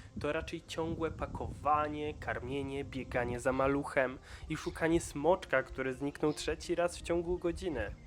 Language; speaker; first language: Polish; native; Polish